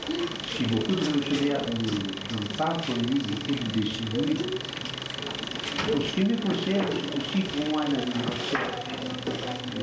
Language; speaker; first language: French; non-native, fluent; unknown